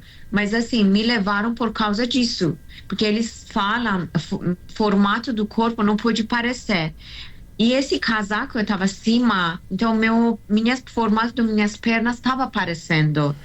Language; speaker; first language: Portuguese; non-native, learner; Persian